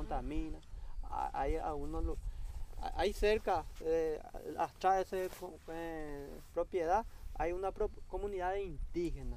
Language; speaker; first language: Spanish; non-native, local second language; Guarani